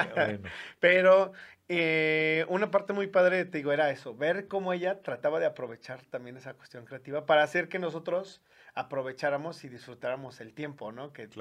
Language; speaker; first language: Spanish; native; Spanish